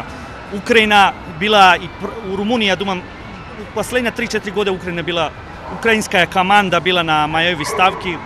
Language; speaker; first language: Russian; non-native, learner; Serbian